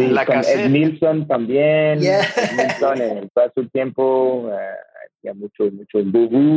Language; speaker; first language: Spanish; non-native, learner; French